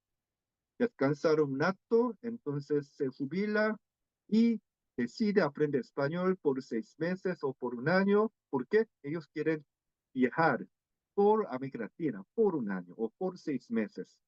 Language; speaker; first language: Spanish; non-native, fluent; Korean